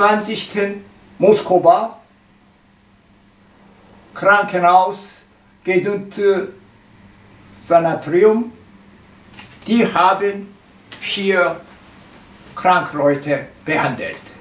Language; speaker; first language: German; non-native, learner; Korean